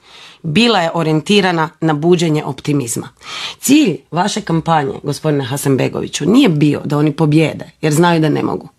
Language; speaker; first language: Croatian; native; Croatian